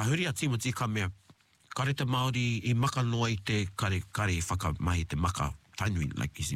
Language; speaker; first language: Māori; non-native, local second language; English